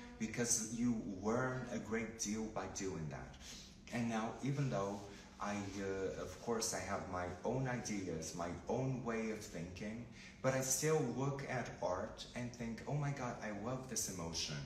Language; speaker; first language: English; non-native, fluent; Portuguese